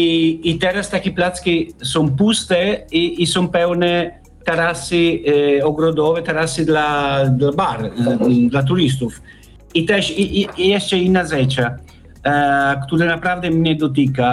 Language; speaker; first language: Polish; non-native, learner; Italian